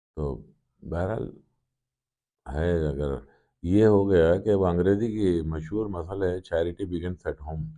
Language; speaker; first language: Urdu; native; Urdu